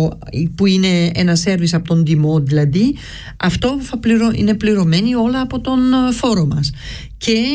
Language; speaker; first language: Greek; early bilingual, heritage; Greek